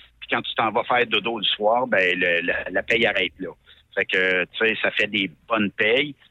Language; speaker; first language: French; native; French